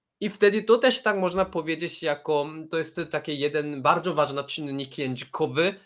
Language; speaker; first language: Polish; non-native, fluent; Korean